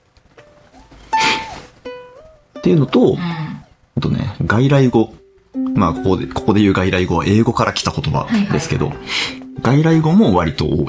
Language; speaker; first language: Japanese; native; Japanese